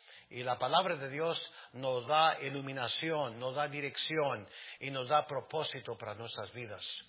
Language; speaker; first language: Spanish; native; Spanish